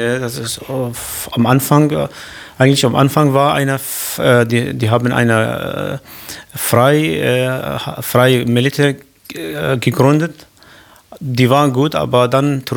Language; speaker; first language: German; non-native, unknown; Kurdish